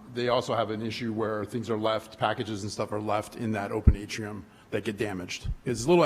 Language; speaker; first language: English; native; English